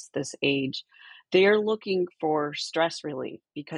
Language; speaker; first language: English; native; English